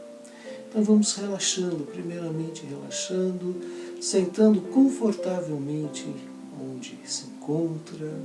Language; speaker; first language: Portuguese; native; Portuguese